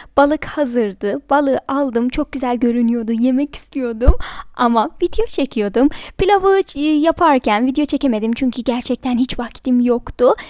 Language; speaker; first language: Turkish; non-native, fluent; Persian